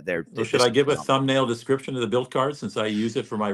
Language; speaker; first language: English; native; English